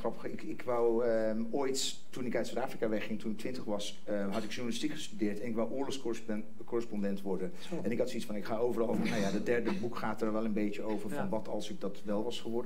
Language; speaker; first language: Dutch; non-native, fluent; English